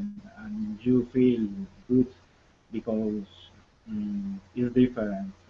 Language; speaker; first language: English; non-native, learner; Spanish